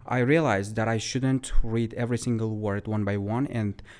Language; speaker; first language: English; non-native, fluent; Uzbek